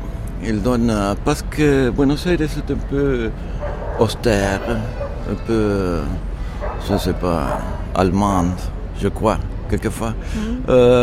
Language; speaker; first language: French; non-native, fluent; Spanish